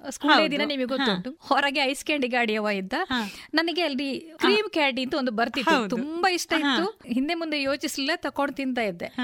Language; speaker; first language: Kannada; native; Kannada